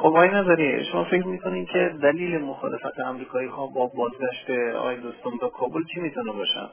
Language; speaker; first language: Persian; native; Persian